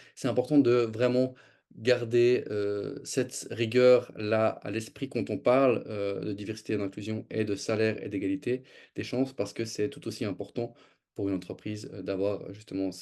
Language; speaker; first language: French; native; French